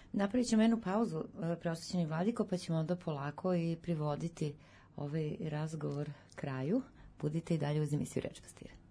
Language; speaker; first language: Serbian; native; Serbian